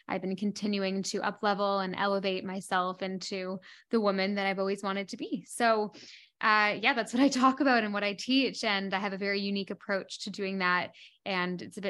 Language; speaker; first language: English; native; English